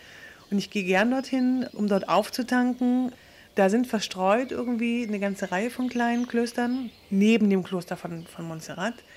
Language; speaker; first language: German; native; German